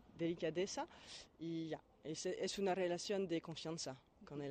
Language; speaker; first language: Spanish; non-native, fluent; French